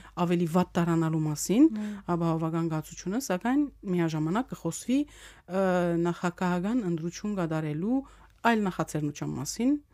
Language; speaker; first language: Armenian; early bilingual, heritage; Armenian